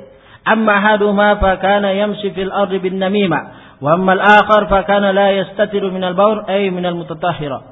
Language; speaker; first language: Arabic; non-native, fluent; Indonesian